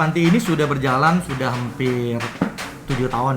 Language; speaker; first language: Indonesian; native; Indonesian